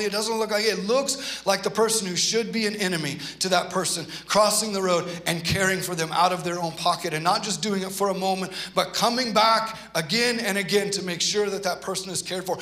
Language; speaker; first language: English; native; English